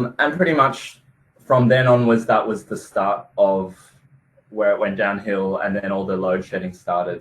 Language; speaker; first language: English; native; English